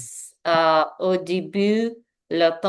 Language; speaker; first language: French; non-native, learner; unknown